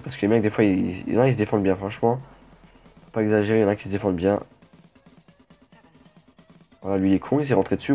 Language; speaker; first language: French; native; French